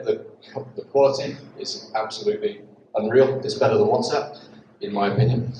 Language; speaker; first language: English; native; English